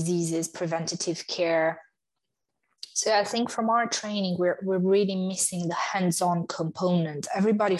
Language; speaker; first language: English; non-native, fluent; Romanian